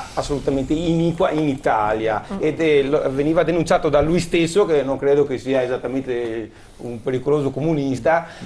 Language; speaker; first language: Italian; native; Italian